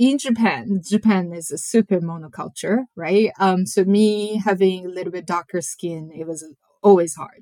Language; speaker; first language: English; non-native, fluent; Japanese